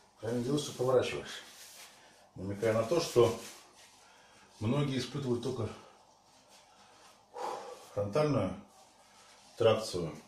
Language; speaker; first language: Russian; native; Russian